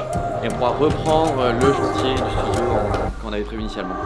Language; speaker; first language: French; native; French